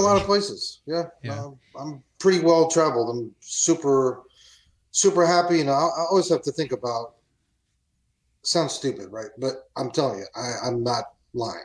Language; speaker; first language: English; non-native, fluent; German